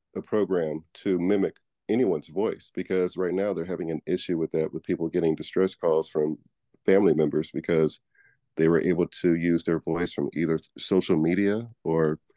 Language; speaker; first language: English; native; English